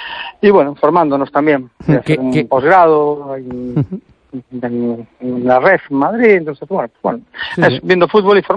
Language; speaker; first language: Spanish; native; Spanish